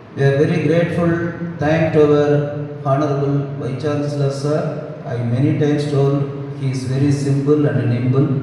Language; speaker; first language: English; non-native, local second language; Tamil